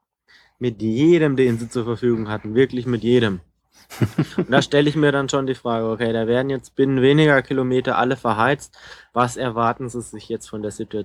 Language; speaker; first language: German; native; German